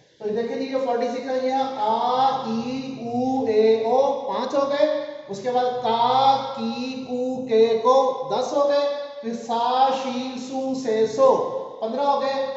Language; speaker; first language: Urdu; native; Urdu